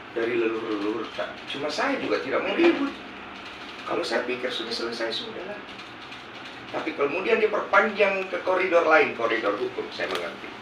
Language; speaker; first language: Indonesian; native; Indonesian